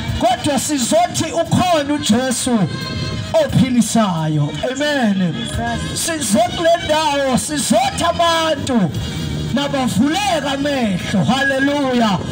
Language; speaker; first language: Zulu; native; Zulu